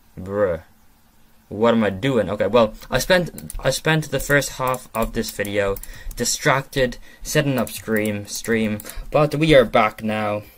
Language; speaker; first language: English; native; English